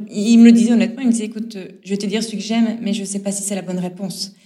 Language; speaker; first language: French; native; French